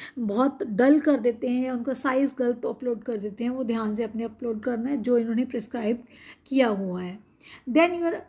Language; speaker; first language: Hindi; non-native, local second language; Punjabi